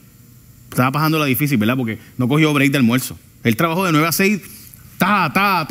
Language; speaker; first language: Spanish; native; Spanish